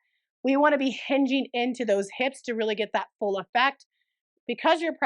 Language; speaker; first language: English; native; English